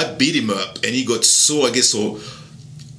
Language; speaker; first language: English; non-native, fluent; French